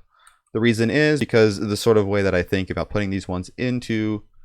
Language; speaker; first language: English; native; English